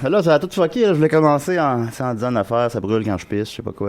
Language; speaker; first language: French; native; French